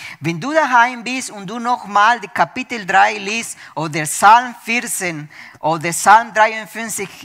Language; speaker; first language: German; non-native, fluent; Spanish